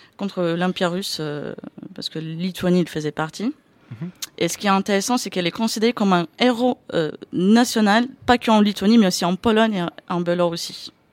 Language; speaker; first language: French; non-native, fluent; Lithuanian